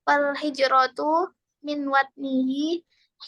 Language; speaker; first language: Arabic; non-native, learner; Indonesian